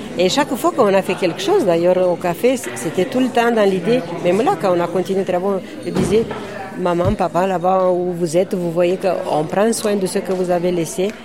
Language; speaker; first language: French; non-native, fluent; Romanian